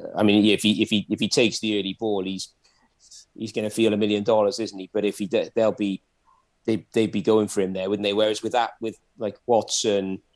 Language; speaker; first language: English; native; English